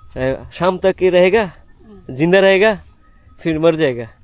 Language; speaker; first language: Hindi; non-native, learner; Bangla